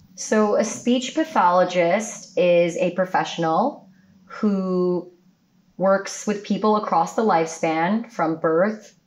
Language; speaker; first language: English; native; English